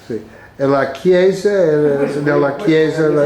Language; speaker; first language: Italian; early bilingual, heritage; English